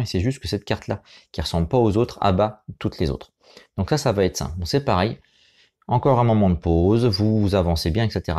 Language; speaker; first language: French; native; French